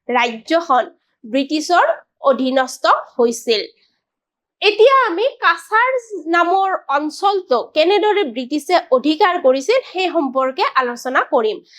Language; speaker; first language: Assamese; native; Assamese